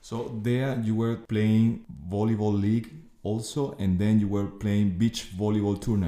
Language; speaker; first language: English; non-native, fluent; Spanish